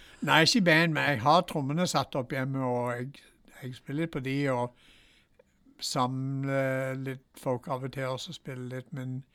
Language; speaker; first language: Norwegian; non-native, fluent; English